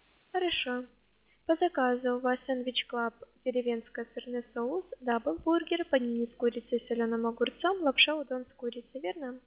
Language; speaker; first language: Russian; native; Russian